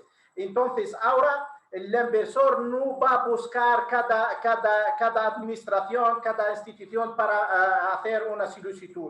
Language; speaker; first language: Spanish; non-native, fluent; Arabic